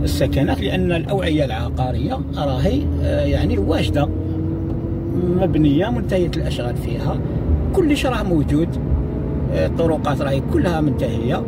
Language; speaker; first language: Arabic; native; Arabic